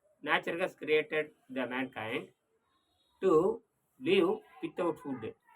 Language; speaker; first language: English; non-native, local second language; Tamil